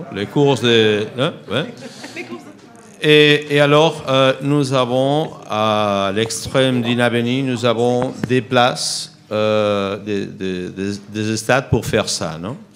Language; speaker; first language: French; non-native, fluent; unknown